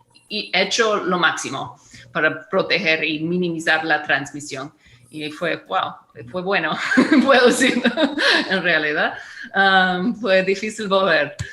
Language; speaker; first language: Spanish; non-native, fluent; English